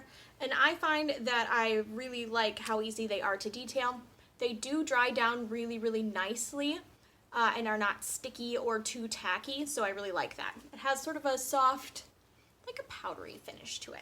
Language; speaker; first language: English; native; English